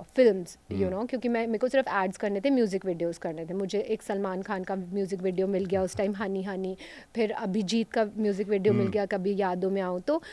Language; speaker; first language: Hindi; native; Hindi